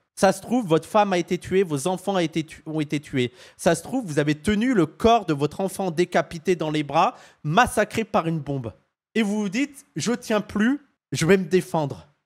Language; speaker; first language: French; native; French